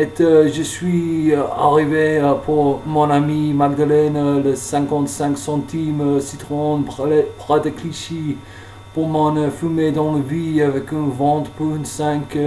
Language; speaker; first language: French; non-native, learner; English